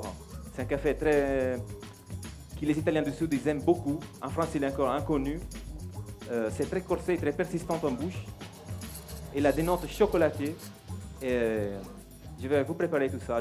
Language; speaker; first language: French; non-native, fluent; Italian